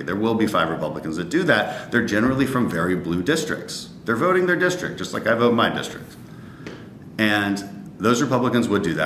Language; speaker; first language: English; native; English